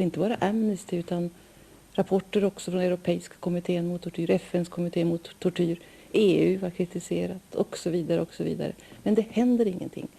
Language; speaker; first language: Swedish; native; Swedish